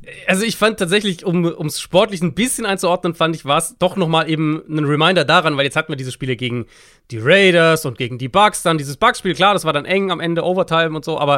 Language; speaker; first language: German; native; German